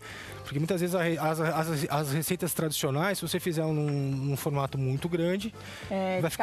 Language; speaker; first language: Portuguese; native; Portuguese